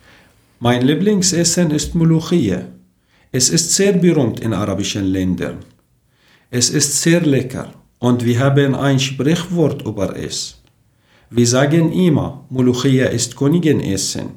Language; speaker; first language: German; non-native, learner; Arabic